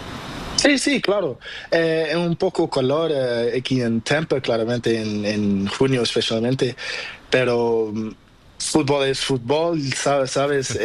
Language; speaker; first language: Spanish; non-native, learner; Portuguese